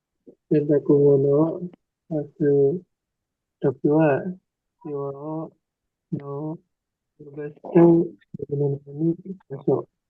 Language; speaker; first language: Japanese; non-native, learner; Indonesian